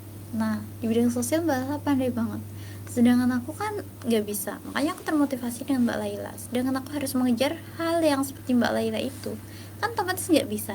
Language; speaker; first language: Indonesian; native; Indonesian